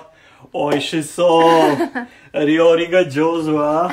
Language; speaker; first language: Japanese; non-native, learner; Serbian